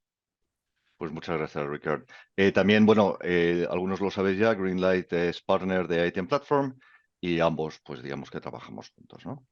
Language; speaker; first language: Spanish; native; Spanish